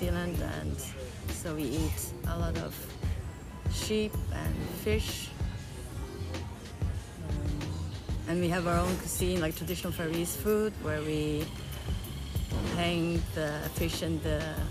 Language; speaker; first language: English; non-native, fluent; Faroese